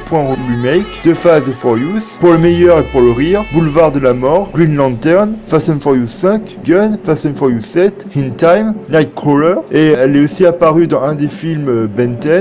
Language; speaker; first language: French; native; French